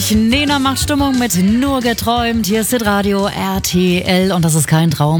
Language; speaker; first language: German; native; German